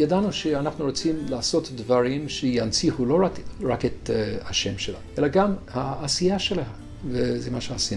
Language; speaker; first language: Hebrew; non-native, fluent; English